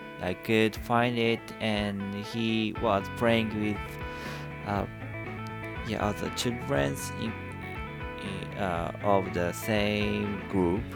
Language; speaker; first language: English; non-native, learner; Japanese